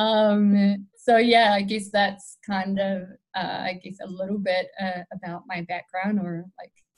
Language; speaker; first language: English; native; English